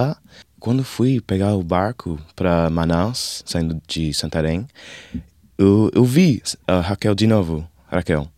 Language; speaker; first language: Portuguese; non-native, learner; English